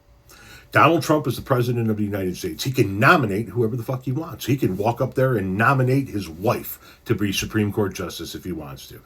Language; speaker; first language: English; native; English